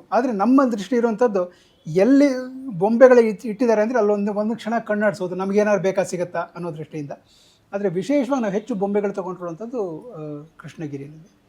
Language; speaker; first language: Kannada; native; Kannada